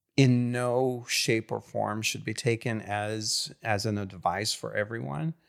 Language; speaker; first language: English; non-native, fluent; Hungarian